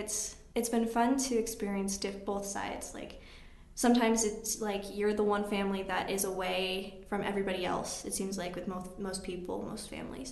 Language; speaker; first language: English; native; English